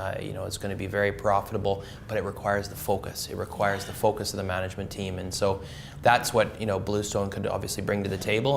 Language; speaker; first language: English; native; English